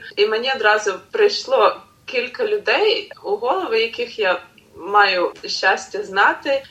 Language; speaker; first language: Ukrainian; native; Ukrainian